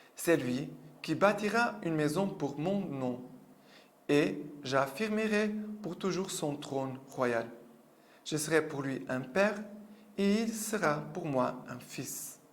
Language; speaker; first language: French; non-native, fluent; Portuguese